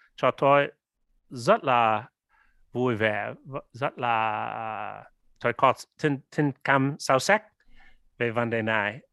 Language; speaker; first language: Vietnamese; non-native, learner; English